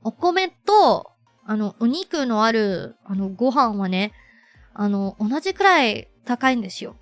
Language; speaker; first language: Japanese; non-native, fluent; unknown